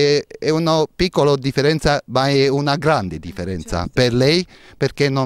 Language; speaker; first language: Italian; non-native, learner; Hungarian